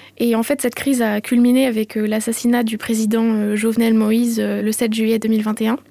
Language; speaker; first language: French; native; French